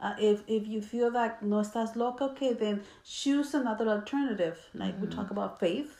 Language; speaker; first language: English; early bilingual, other home language; Spanish